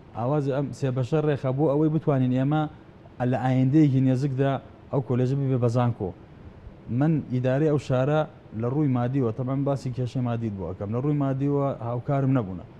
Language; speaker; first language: Central Kurdish; native; Central Kurdish